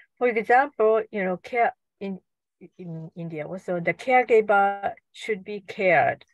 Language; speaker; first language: English; non-native, learner; Japanese